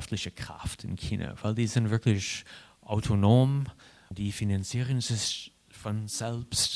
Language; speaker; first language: German; non-native, fluent; English